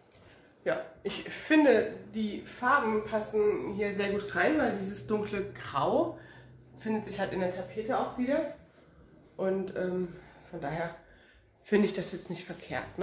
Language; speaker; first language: German; native; German